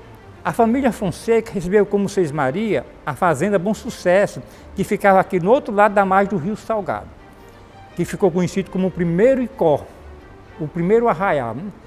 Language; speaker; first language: Portuguese; native; Portuguese